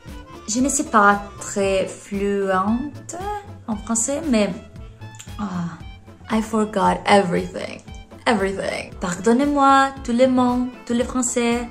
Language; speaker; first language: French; non-native, learner; Polish